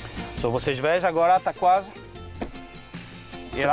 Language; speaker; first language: Portuguese; non-native, fluent; French